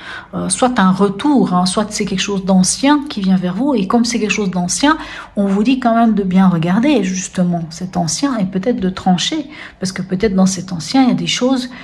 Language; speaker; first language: French; native; French